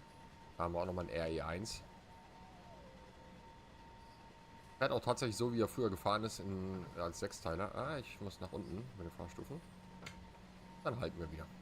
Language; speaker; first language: German; native; German